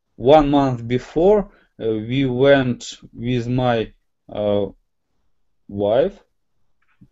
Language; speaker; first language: English; non-native, learner; Russian